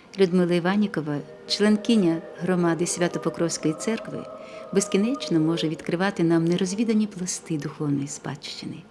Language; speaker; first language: Ukrainian; native; Ukrainian